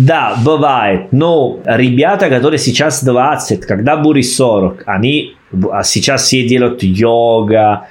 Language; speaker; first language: Russian; non-native, fluent; Italian